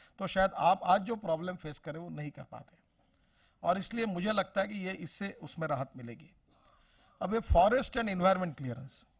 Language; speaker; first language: Hindi; non-native, local second language; Marathi